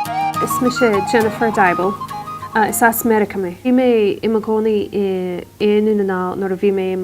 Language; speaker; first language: Irish; non-native, learner; English